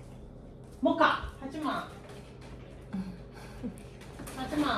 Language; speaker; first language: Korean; non-native, learner; English